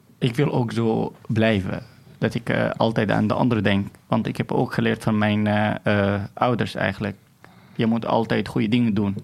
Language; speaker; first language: Dutch; non-native, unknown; Arabic